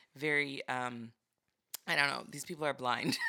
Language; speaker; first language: English; early bilingual, other home language; Yoruba